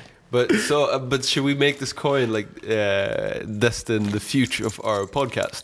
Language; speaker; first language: English; non-native, fluent; Swedish